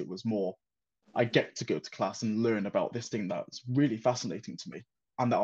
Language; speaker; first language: English; native; English